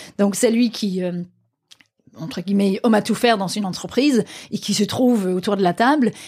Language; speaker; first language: French; non-native, fluent; Danish